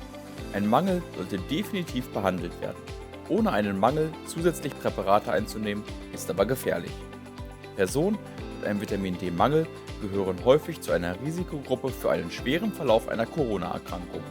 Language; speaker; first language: German; native; German